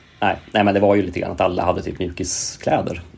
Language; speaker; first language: Swedish; native; Swedish